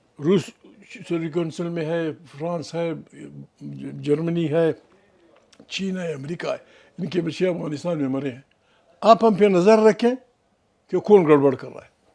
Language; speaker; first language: Urdu; non-native, local second language; Pashto